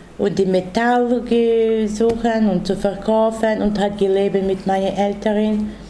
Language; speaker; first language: German; non-native, learner; Romany